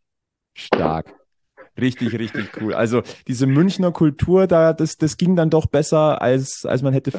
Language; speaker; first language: German; native; German